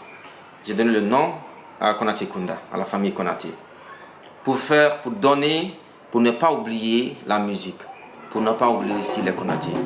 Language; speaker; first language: French; non-native, local second language; Mandingo